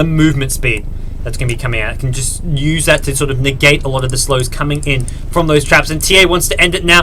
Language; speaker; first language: English; native; English